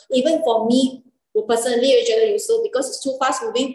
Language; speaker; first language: English; non-native, local second language; Chinese